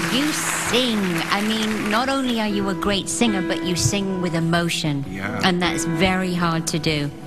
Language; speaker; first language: English; native; English